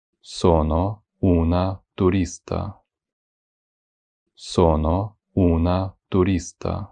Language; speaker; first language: Italian; non-native, fluent; Ukrainian